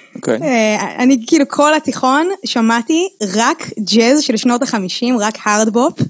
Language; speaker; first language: Hebrew; native; Hebrew